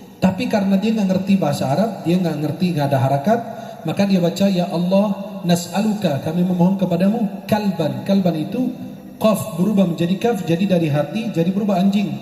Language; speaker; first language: Indonesian; non-native, fluent; Arabic